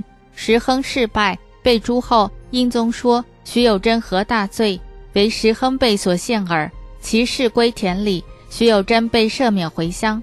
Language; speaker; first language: Chinese; native; Chinese